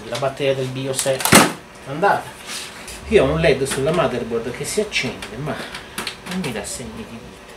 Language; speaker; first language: Italian; native; Italian